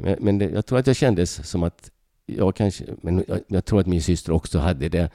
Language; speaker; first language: Swedish; early bilingual, other home language; Hungarian